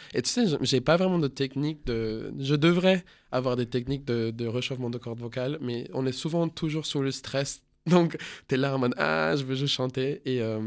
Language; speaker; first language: French; non-native, fluent; Spanish